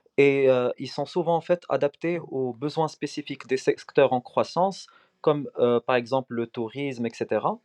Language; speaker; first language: French; non-native, local second language; Arabic